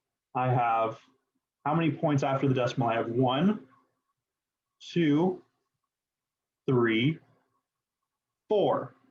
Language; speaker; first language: English; native; English